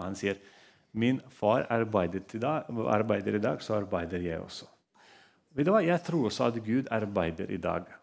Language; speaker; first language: Norwegian; non-native, fluent; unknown